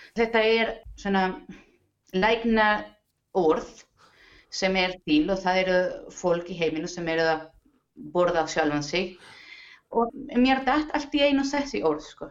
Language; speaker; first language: Icelandic; non-native, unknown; Spanish